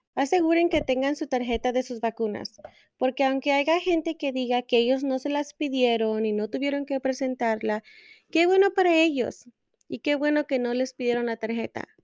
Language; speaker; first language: Spanish; early bilingual, heritage; Spanish